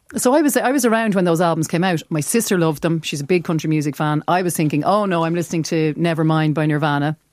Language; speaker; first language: English; native; English